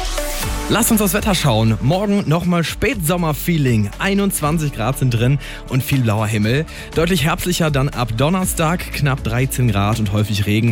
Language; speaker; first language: German; native; German